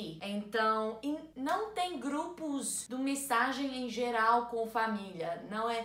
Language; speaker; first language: Portuguese; non-native, learner; English